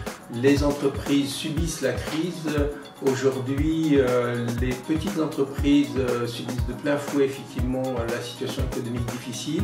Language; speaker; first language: French; native; French